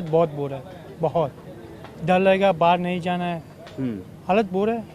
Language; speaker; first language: Hindi; non-native, local second language; Persian